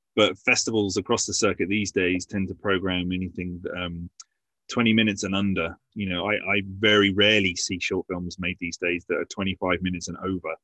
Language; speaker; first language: English; native; English